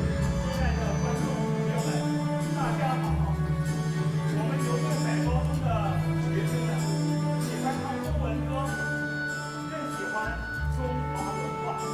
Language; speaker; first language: Chinese; non-native, learner; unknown